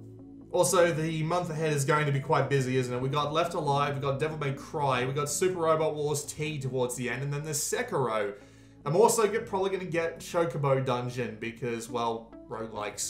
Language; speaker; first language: English; native; English